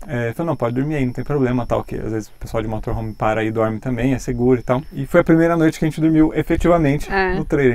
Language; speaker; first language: Portuguese; native; Portuguese